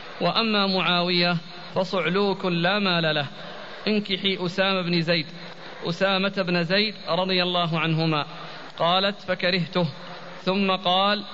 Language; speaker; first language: Arabic; native; Arabic